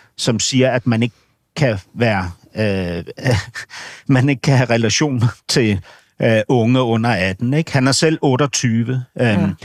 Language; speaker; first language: Danish; native; Danish